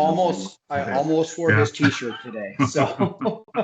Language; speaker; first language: English; native; English